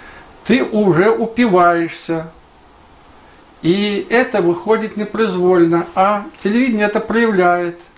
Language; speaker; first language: Russian; native; Russian